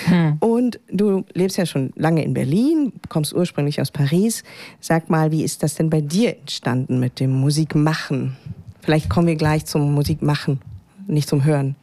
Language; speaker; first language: German; native; German